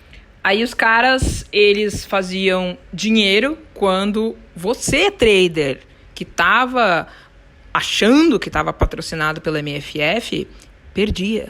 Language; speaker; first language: Portuguese; native; Portuguese